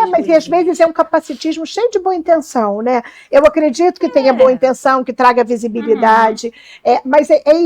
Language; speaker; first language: Portuguese; native; Portuguese